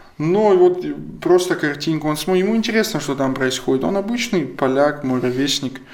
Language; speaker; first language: Russian; non-native, local second language; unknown